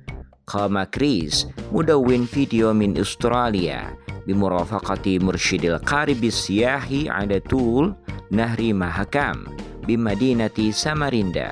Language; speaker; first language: Arabic; non-native, fluent; Indonesian